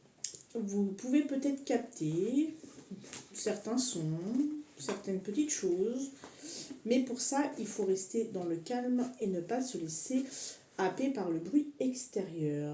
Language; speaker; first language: French; native; French